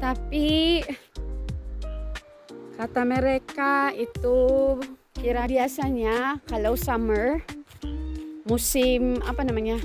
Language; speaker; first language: Indonesian; non-native, fluent; Filipino